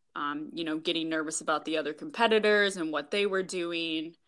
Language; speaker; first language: English; native; English